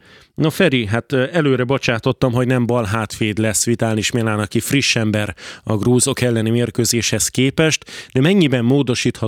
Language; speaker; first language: Hungarian; native; Hungarian